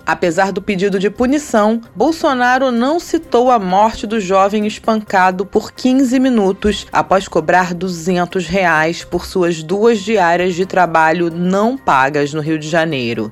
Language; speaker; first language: Portuguese; native; Portuguese